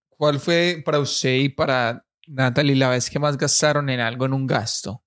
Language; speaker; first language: Spanish; native; Spanish